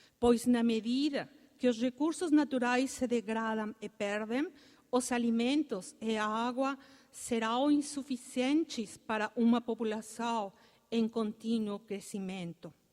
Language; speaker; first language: Portuguese; non-native, learner; Spanish